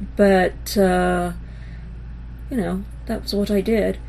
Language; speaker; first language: English; early bilingual, other home language; Hebrew